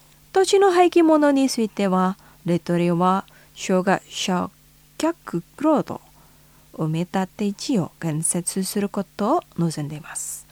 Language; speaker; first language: Japanese; non-native, fluent; Indonesian